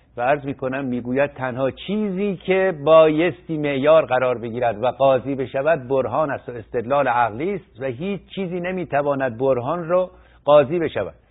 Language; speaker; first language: Persian; native; Persian